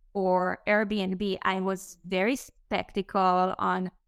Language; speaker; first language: English; non-native, fluent; Hebrew